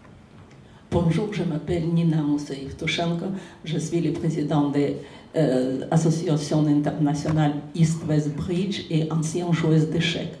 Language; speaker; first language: French; non-native, fluent; Russian